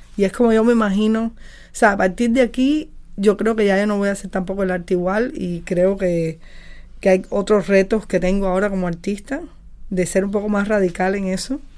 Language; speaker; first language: Spanish; native; Spanish